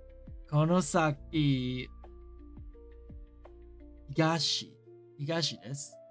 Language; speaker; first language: Japanese; non-native, learner; English